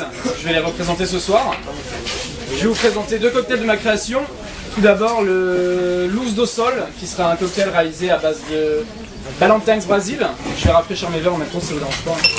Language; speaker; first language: French; non-native, fluent; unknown